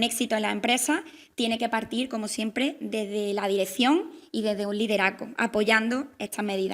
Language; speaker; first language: Spanish; native; Spanish